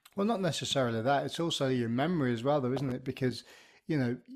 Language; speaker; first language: English; native; English